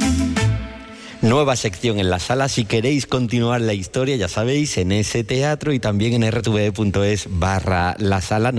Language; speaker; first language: Spanish; native; Spanish